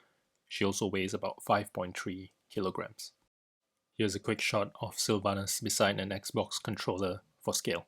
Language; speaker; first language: English; native; English